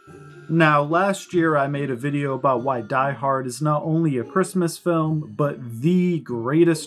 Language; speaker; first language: English; native; English